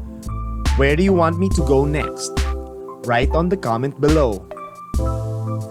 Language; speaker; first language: English; non-native, local second language; Filipino